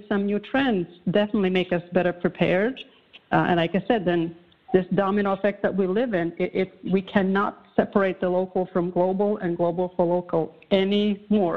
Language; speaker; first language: English; non-native, fluent; Latvian